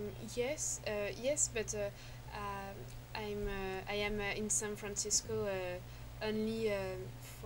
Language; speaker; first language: English; non-native, learner; French